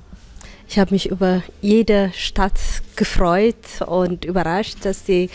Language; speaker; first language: German; non-native, fluent; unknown